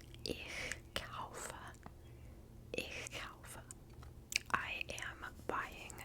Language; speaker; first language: German; non-native, learner; English